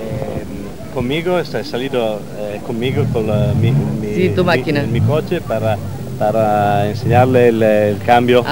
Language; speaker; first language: Spanish; non-native, learner; Italian